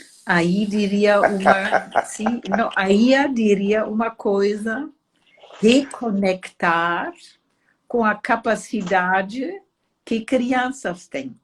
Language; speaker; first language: Portuguese; non-native, fluent; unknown